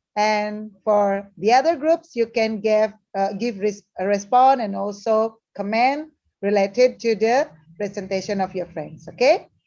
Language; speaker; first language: English; non-native, learner; Indonesian